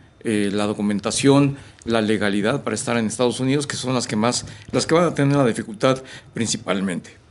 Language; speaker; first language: Spanish; native; Spanish